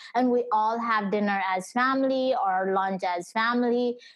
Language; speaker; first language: English; non-native, local second language; Nepali